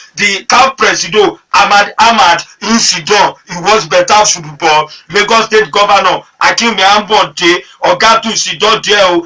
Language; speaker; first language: Nigerian Pidgin; native; Nigerian Pidgin